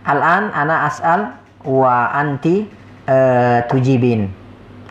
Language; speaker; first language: Arabic; non-native, fluent; Indonesian